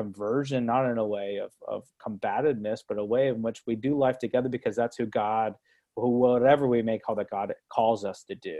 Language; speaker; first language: English; native; English